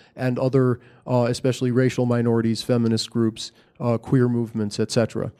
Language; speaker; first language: English; native; English